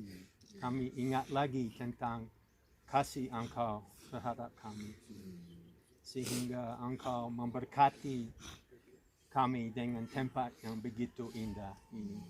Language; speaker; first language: Indonesian; non-native, fluent; English